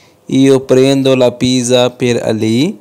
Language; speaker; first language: Italian; non-native, fluent; Punjabi